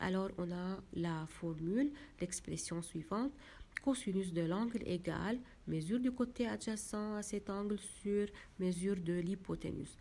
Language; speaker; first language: French; non-native, local second language; Arabic